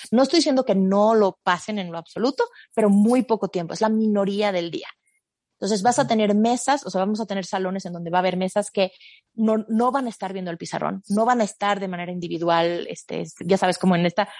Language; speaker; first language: Spanish; native; Spanish